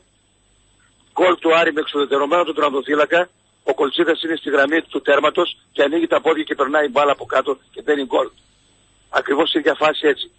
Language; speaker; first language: Greek; native; Greek